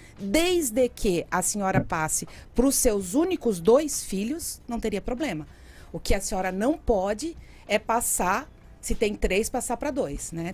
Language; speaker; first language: Portuguese; native; Portuguese